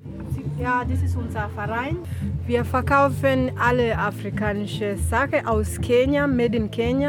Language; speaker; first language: German; non-native, learner; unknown